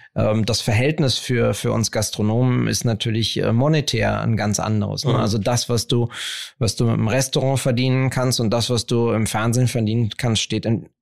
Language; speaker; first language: German; native; German